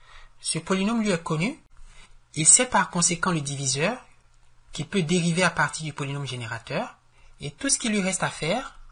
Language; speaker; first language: French; native; French